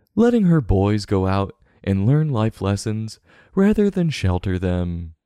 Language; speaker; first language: English; native; English